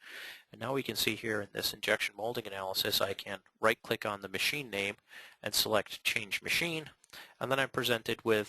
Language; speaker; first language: English; native; English